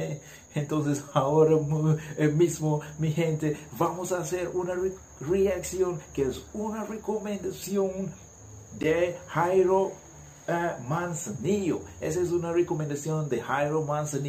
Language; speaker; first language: Spanish; non-native, learner; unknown